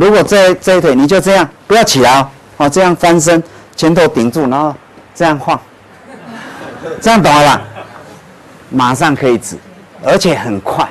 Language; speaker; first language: Chinese; native; Chinese